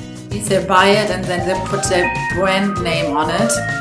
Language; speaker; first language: English; non-native, fluent; German